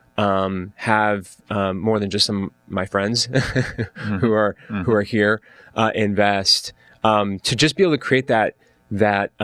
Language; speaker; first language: English; native; English